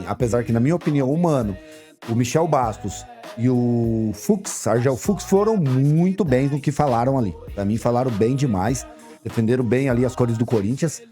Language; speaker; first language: Portuguese; native; Portuguese